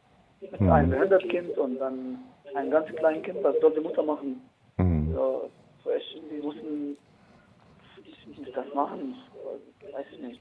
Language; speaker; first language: German; non-native, learner; Arabic